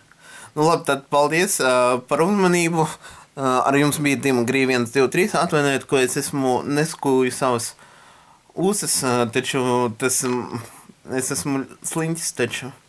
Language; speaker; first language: Latvian; non-native, local second language; Russian